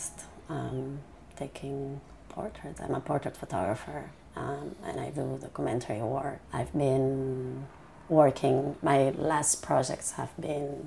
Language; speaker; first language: English; non-native, fluent; Spanish